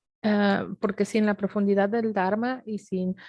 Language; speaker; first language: Spanish; native; Spanish